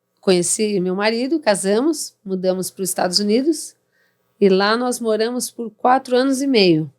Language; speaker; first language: Portuguese; native; Portuguese